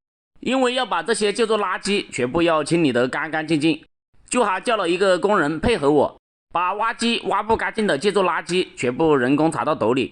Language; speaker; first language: Chinese; native; Chinese